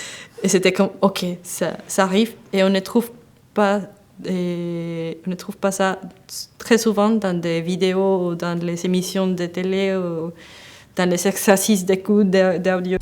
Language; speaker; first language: French; non-native, fluent; Spanish